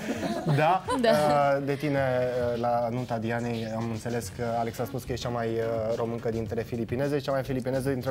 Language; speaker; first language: Romanian; native; Romanian